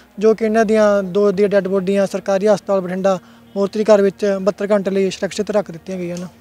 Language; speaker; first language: Punjabi; native; Punjabi